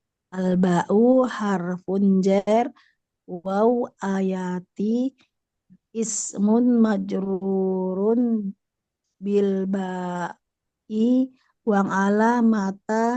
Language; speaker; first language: Arabic; non-native, learner; Indonesian